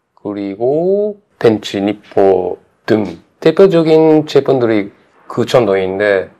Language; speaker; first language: Korean; non-native, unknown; Japanese